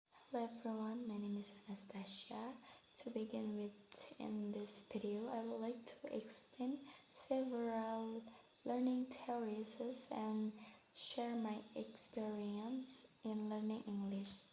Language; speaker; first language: English; non-native, learner; Indonesian